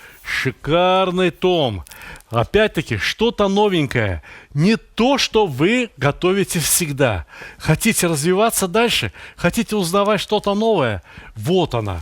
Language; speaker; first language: Russian; native; Russian